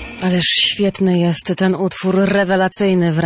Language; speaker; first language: Polish; native; Polish